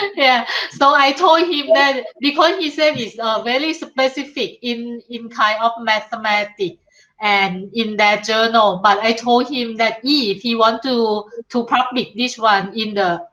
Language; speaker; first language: English; non-native, learner; Thai